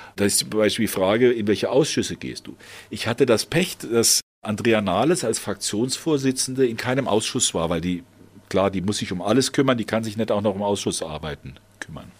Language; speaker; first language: German; native; German